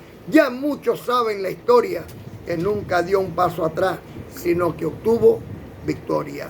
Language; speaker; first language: Spanish; native; Spanish